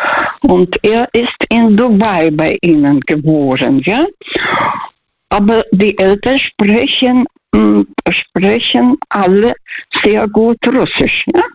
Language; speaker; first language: German; early bilingual, heritage; Russian